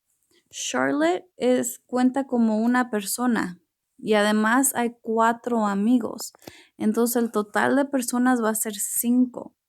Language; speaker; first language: Spanish; early bilingual, heritage; Spanish